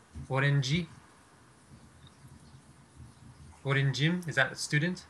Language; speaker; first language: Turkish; non-native, learner; English